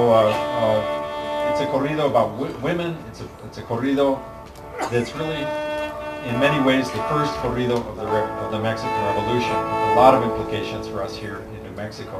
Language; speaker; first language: English; native; English